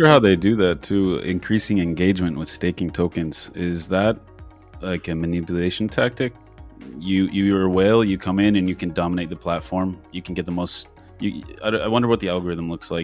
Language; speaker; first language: English; native; English